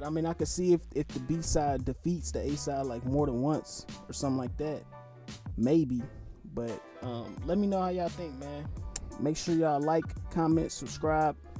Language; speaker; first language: English; native; English